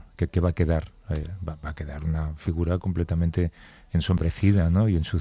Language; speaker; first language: Spanish; native; Spanish